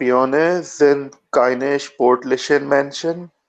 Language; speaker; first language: German; non-native, learner; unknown